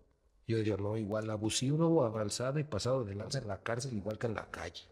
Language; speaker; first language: Spanish; native; Spanish